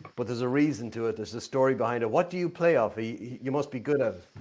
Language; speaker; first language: English; native; English